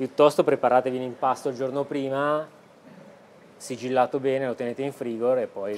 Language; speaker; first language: Italian; native; Italian